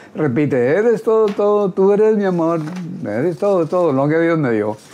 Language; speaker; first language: Spanish; native; Spanish